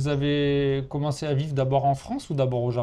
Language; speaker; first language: French; native; French